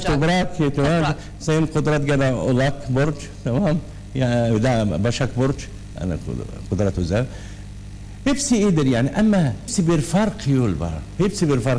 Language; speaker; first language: Turkish; non-native, learner; Arabic